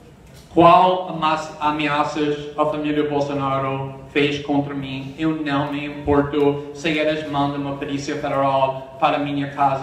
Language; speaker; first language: Portuguese; non-native, fluent; English